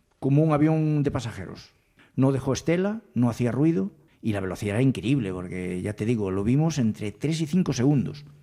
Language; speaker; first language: Spanish; native; Spanish